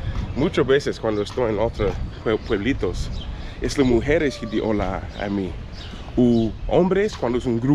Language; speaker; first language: Spanish; non-native, learner; English